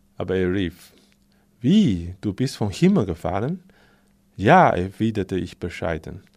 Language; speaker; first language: German; non-native, fluent; Chinese